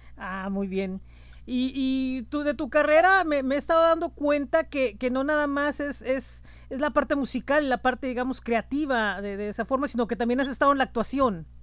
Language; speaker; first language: Spanish; native; Spanish